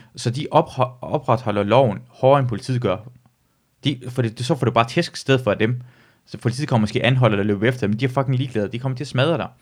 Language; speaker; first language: Danish; native; Danish